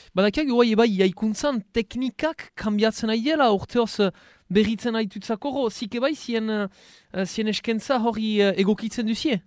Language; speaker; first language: Basque; native; Basque